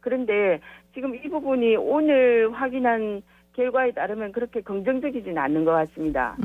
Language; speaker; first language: Korean; native; Korean